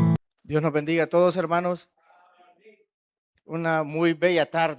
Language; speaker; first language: Spanish; native; Spanish